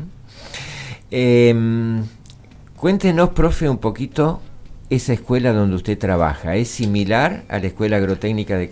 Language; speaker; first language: Spanish; native; Spanish